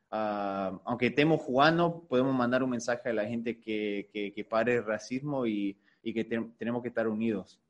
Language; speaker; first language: Spanish; early bilingual, heritage; Spanish